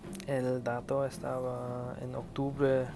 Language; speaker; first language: Spanish; non-native, learner; German